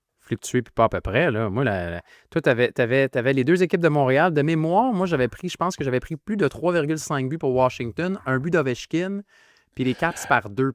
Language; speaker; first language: French; native; French